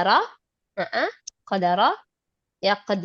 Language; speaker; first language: Arabic; non-native, fluent; Indonesian